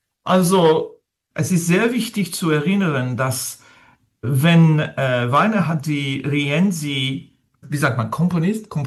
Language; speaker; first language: German; non-native, fluent; French